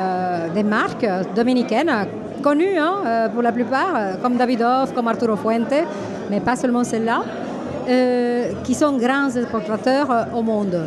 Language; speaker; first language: French; native; French